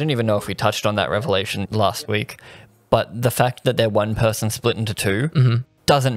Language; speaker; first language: English; native; English